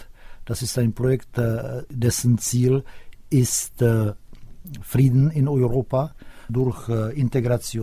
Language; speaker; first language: German; non-native, fluent; Czech